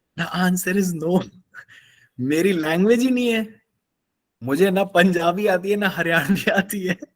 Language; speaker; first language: Hindi; native; Hindi